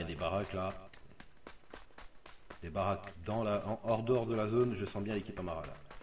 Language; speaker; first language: French; native; French